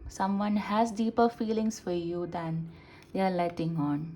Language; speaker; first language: English; non-native, local second language; Malayalam